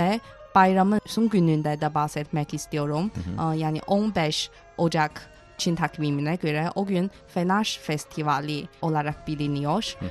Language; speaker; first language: Turkish; non-native, fluent; Chinese